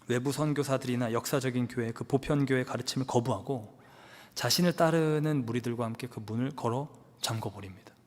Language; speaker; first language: Korean; native; Korean